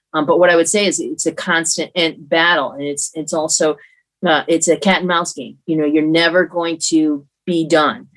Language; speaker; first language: English; native; English